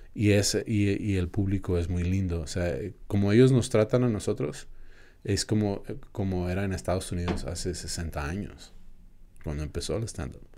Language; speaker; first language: Spanish; early bilingual, other home language; English